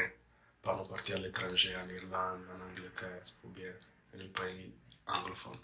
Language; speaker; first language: French; non-native, fluent; English